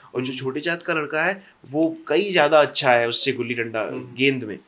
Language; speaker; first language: Hindi; non-native, local second language; English